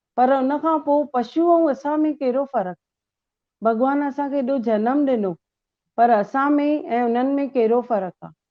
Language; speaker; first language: Sindhi; native; Sindhi